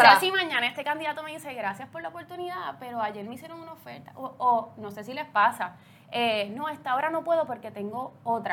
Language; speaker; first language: Spanish; native; Spanish